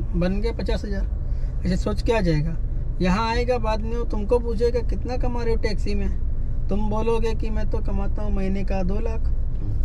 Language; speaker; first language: Hindi; native; Hindi